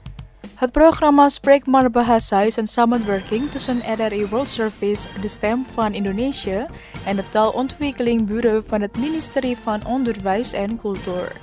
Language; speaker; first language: Dutch; non-native, learner; Indonesian